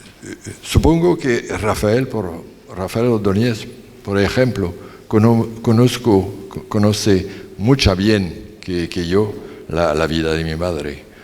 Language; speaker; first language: Spanish; non-native, learner; French